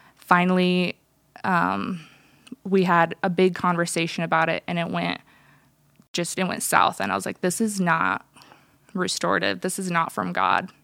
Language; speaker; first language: English; early bilingual, other home language; Russian